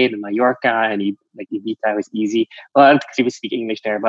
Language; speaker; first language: English; non-native, fluent; Vietnamese